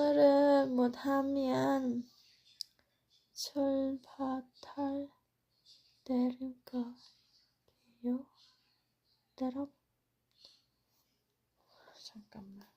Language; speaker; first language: Korean; non-native, learner; Thai